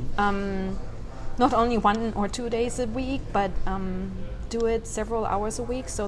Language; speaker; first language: English; non-native, fluent; German